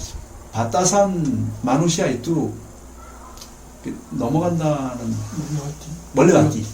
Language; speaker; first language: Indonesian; non-native, fluent; Korean